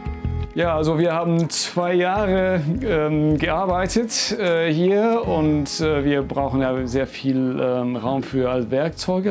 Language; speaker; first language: German; non-native, fluent; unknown